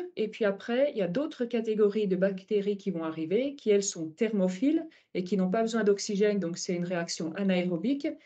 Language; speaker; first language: French; native; French